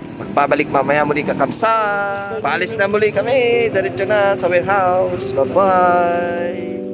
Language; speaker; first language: Filipino; non-native, local second language; Iloko